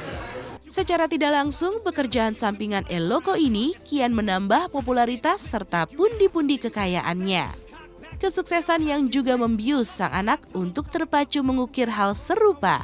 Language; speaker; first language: Indonesian; native; Indonesian